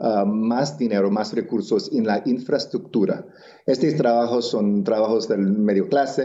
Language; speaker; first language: Spanish; non-native, local second language; English